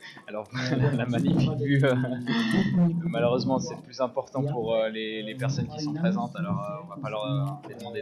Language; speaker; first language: French; native; French